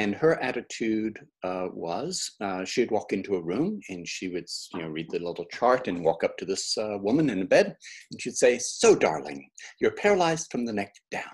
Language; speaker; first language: English; native; English